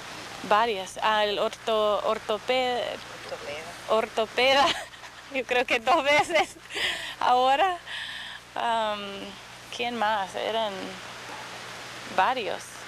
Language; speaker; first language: Spanish; non-native, fluent; English